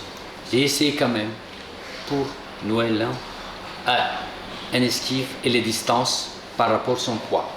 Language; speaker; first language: French; non-native, local second language; Malagasy